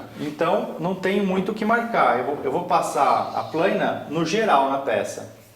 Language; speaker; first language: Portuguese; native; Portuguese